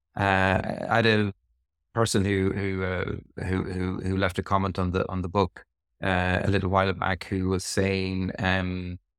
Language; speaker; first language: English; native; English